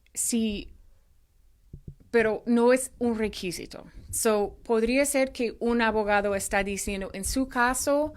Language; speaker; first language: Spanish; non-native, fluent; English